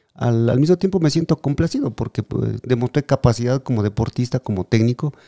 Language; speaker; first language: Spanish; native; Spanish